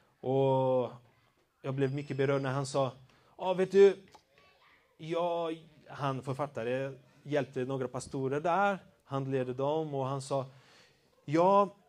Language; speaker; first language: Swedish; non-native, fluent; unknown